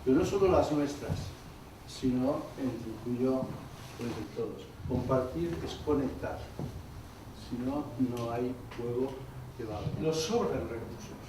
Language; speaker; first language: Spanish; non-native, local second language; Catalan